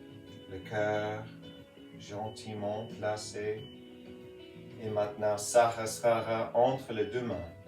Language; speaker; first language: French; non-native, fluent; English